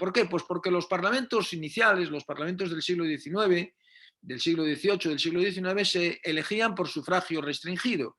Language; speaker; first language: Spanish; native; Spanish